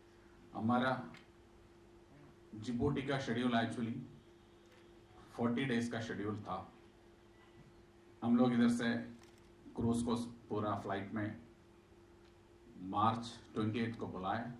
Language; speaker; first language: Hindi; non-native, local second language; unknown